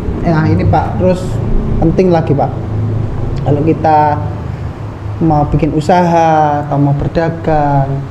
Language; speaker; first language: Indonesian; native; Indonesian